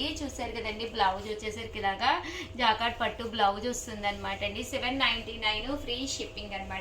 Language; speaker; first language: Telugu; native; Telugu